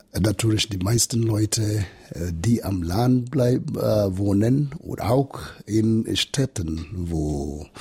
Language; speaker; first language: German; non-native, learner; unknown